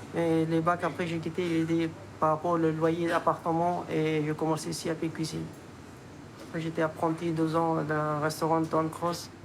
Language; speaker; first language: French; non-native, learner; Persian